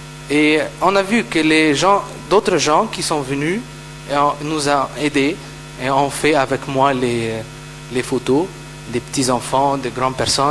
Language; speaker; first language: French; non-native, fluent; Arabic